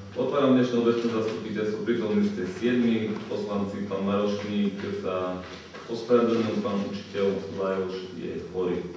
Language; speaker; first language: Slovak; native; Slovak